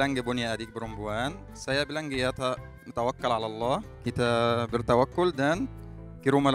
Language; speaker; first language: Indonesian; non-native, fluent; Arabic